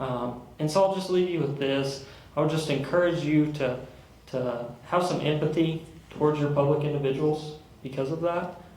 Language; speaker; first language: English; native; English